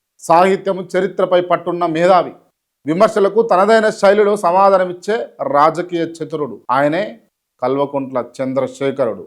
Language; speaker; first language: Telugu; native; Telugu